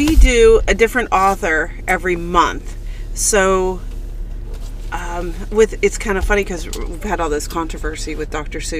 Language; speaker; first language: English; native; English